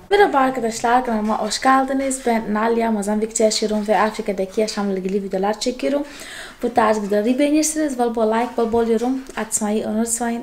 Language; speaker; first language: Turkish; non-native, fluent; Portuguese